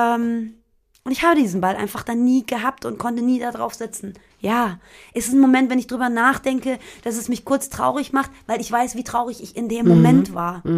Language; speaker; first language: German; early bilingual, other home language; Persian